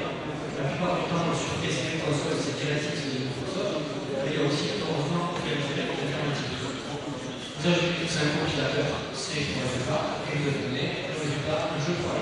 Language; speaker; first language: French; native; French